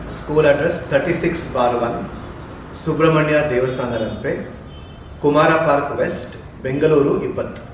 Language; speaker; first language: Kannada; native; Kannada